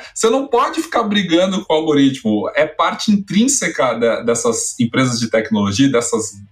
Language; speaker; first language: Portuguese; native; Portuguese